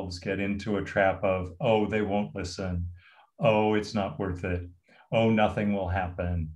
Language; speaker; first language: English; native; English